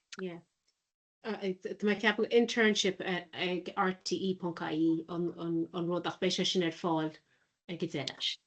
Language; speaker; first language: Irish; native; Irish